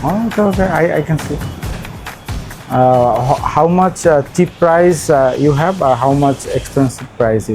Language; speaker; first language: English; non-native, learner; Bangla